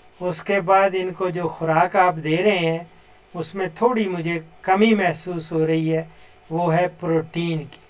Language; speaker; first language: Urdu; non-native, local second language; Punjabi